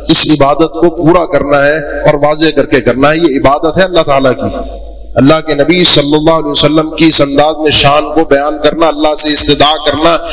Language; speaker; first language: Urdu; native; Urdu